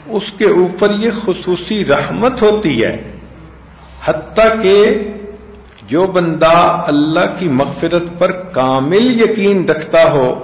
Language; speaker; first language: Urdu; non-native, local second language; Punjabi